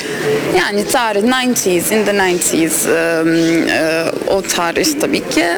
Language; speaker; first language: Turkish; non-native, learner; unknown